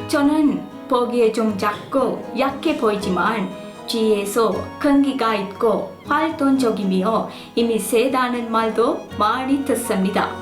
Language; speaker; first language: Korean; non-native, learner; Sinhala